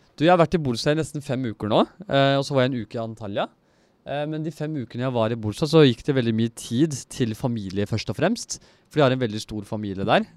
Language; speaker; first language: Norwegian; early bilingual, other home language; Turkish